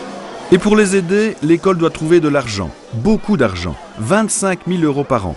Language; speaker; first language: French; native; French